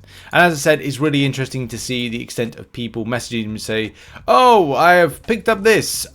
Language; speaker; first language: English; native; English